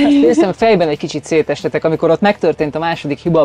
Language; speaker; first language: Hungarian; native; Hungarian